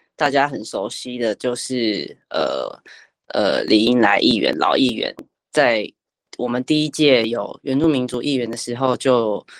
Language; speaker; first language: Chinese; native; Chinese